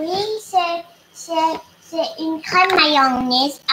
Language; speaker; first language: French; non-native, learner; Thai